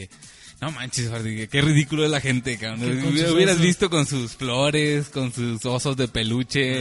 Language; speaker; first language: Spanish; native; Spanish